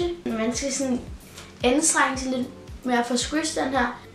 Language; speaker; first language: Danish; native; Danish